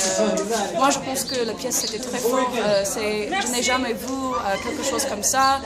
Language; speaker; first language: French; non-native, learner; English